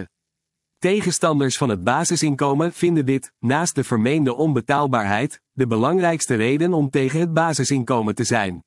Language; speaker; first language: Dutch; native; Dutch